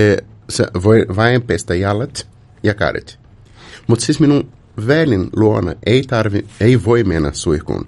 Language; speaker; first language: Finnish; non-native, fluent; Portuguese